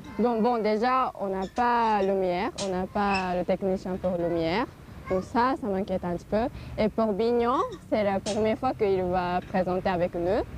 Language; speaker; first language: French; non-native, learner; Japanese